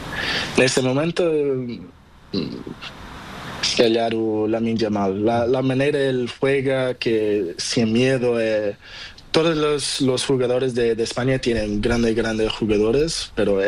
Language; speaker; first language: Spanish; non-native, learner; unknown